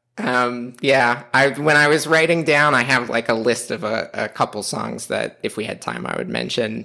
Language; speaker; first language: English; native; English